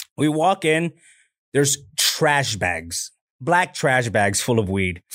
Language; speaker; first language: English; native; English